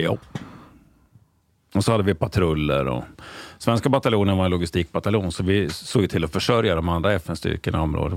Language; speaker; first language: Swedish; native; Swedish